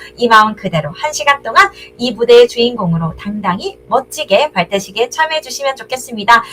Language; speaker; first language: Korean; native; Korean